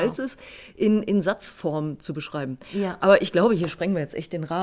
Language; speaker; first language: German; native; German